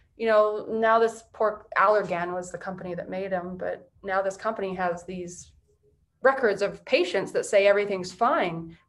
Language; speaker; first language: English; native; English